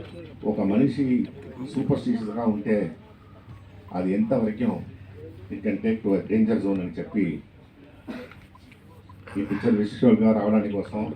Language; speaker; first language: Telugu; non-native, fluent; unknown